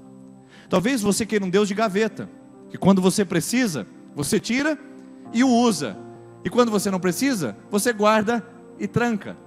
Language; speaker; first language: Portuguese; native; Portuguese